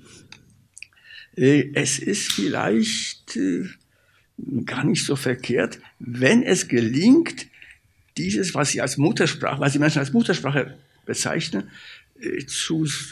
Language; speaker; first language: German; non-native, fluent; Polish